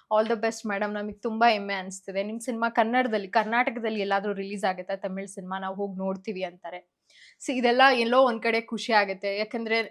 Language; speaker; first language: Kannada; native; Kannada